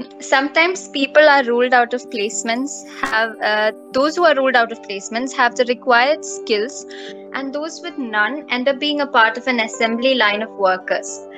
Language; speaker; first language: English; non-native, local second language; Malayalam